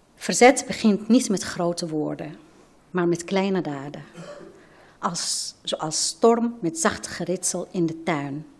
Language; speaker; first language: Dutch; non-native, fluent; Arabic